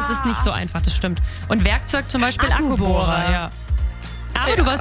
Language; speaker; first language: German; native; German